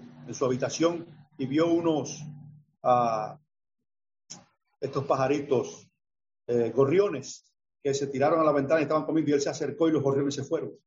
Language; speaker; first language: Spanish; native; Spanish